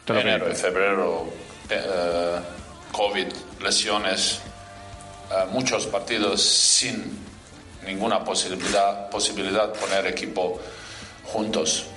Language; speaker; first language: Spanish; non-native, fluent; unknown